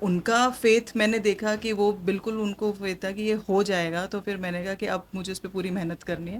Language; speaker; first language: Hindi; native; Hindi